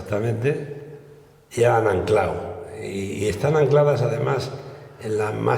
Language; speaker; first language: Spanish; native; Spanish